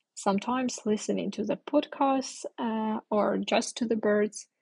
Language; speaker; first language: English; non-native, fluent; Ukrainian